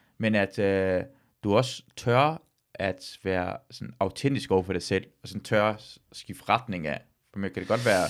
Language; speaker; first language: Danish; native; Danish